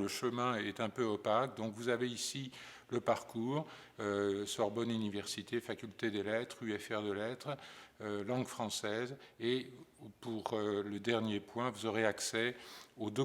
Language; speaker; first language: French; native; French